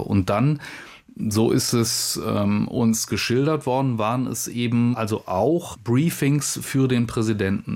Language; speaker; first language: German; native; German